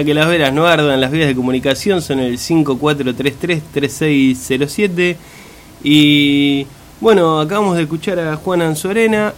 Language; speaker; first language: Spanish; native; Spanish